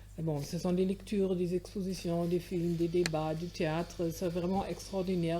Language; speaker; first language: French; non-native, fluent; German